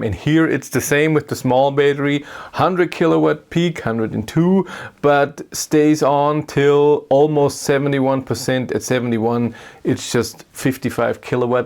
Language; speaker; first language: English; non-native, fluent; German